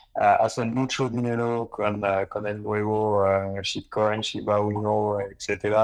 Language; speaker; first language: Spanish; non-native, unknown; French